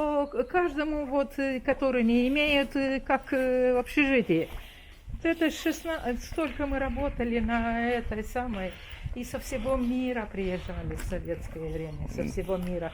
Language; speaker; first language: Russian; non-native, local second language; Romanian